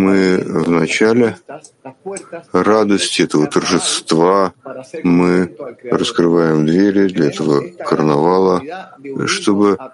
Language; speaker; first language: Russian; non-native, fluent; Spanish